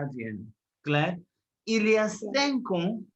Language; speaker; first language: French; non-native, fluent; Hindi